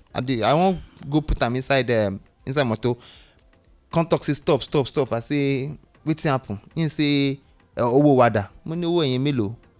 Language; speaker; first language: Nigerian Pidgin; non-native, local second language; Yoruba